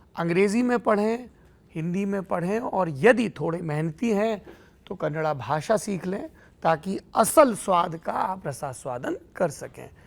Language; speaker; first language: Hindi; native; Hindi